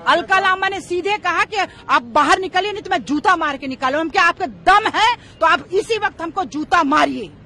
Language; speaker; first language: Hindi; native; Hindi